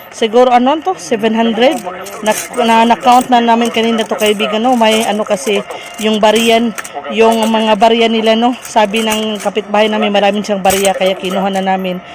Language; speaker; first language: Filipino; non-native, local second language; Cebuano